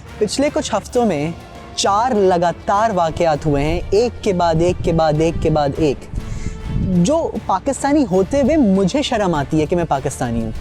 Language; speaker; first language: Urdu; native; Urdu